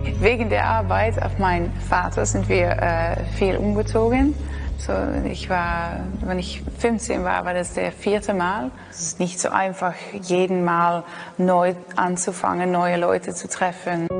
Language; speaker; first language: German; non-native, learner; Dutch